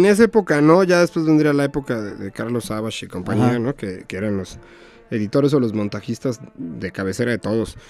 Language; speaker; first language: Spanish; native; Spanish